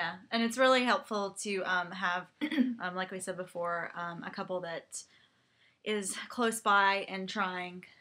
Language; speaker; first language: English; native; English